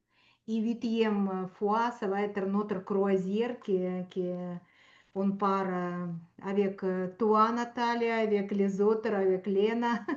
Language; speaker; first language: French; non-native, fluent; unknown